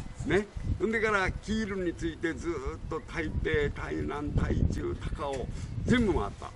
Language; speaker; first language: Japanese; native; Japanese